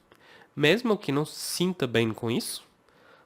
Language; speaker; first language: Portuguese; non-native, fluent; English